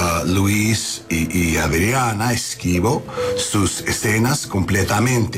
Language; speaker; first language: Spanish; non-native, learner; English